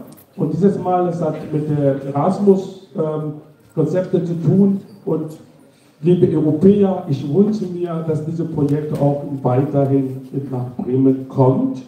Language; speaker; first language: German; non-native, fluent; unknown